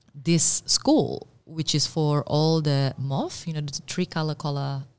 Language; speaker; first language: English; non-native, fluent; Indonesian